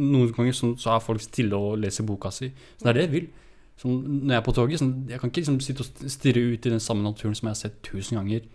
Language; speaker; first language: Norwegian; early bilingual, other home language; Kurdish